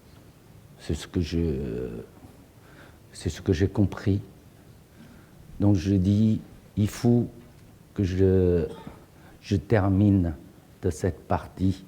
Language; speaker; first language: French; non-native, fluent; Chinese